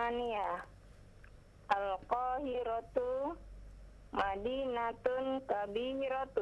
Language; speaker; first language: Arabic; non-native, learner; Indonesian